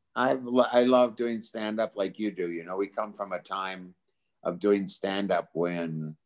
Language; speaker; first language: English; native; English